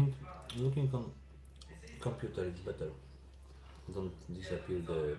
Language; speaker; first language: English; non-native, learner; Polish